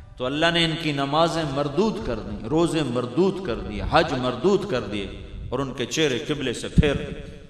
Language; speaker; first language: Urdu; non-native, local second language; Punjabi